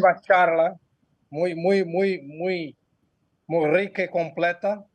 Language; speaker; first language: Spanish; non-native, fluent; Portuguese